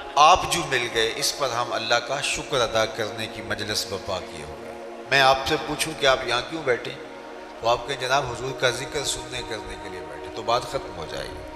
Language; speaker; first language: Urdu; non-native, local second language; Punjabi